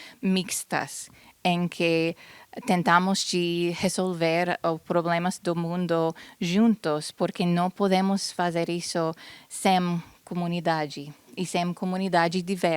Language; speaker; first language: Portuguese; non-native, fluent; English